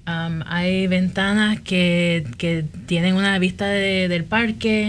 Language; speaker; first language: Spanish; early bilingual, heritage; Spanish